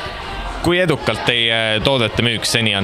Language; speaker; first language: Estonian; native; Estonian